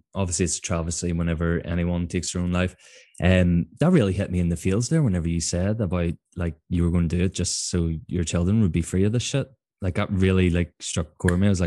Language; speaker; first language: English; native; English